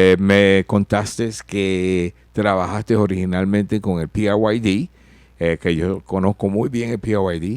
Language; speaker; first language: Spanish; early bilingual, heritage; Spanish